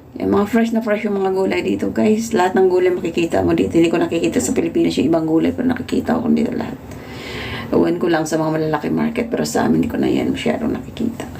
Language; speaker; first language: Filipino; native; Filipino